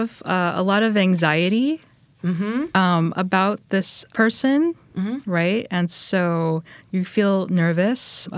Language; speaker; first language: English; native; English